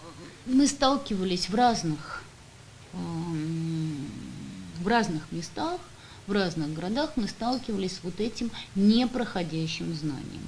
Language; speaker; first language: Russian; native; Russian